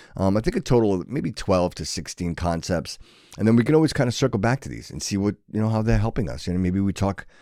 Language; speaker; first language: English; native; English